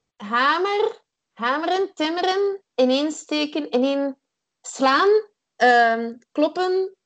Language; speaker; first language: Dutch; native; Dutch